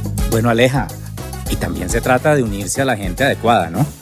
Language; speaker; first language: Spanish; native; Spanish